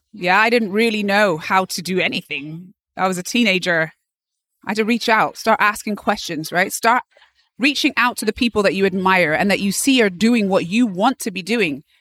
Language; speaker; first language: English; native; English